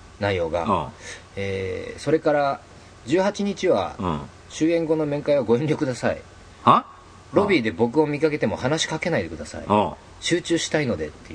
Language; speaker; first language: Japanese; native; Japanese